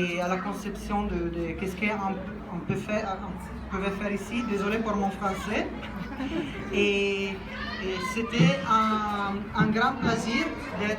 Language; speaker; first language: French; non-native, learner; Italian